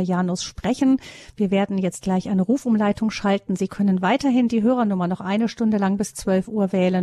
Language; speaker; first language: German; native; German